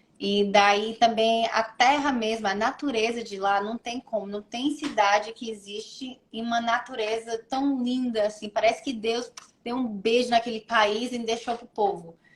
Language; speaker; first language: Portuguese; early bilingual, heritage; English